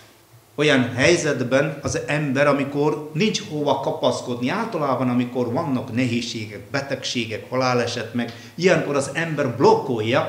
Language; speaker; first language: Hungarian; non-native, fluent; Malayalam